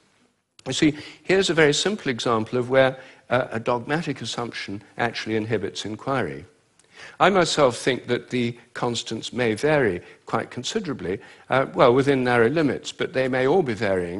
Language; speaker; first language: English; native; English